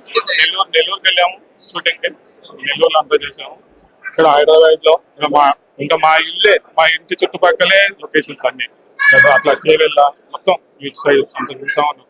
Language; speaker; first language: Telugu; native; Telugu